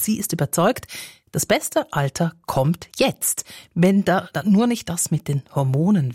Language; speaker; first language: German; native; German